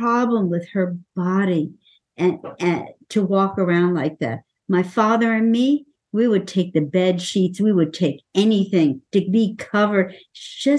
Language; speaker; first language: English; native; English